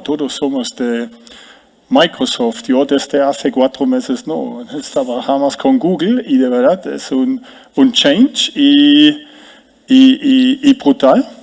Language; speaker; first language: Spanish; non-native, fluent; German